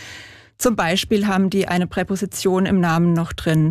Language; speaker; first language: German; native; German